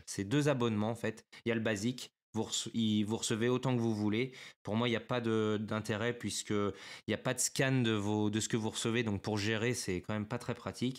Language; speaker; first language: French; native; French